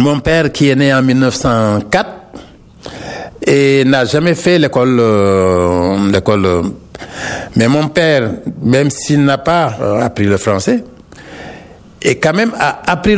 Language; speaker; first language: French; non-native, local second language; Wolof